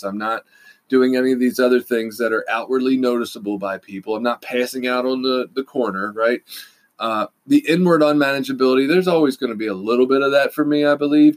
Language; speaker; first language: English; native; English